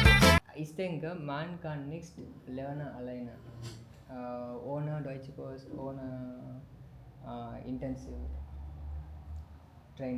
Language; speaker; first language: German; non-native, learner; Tamil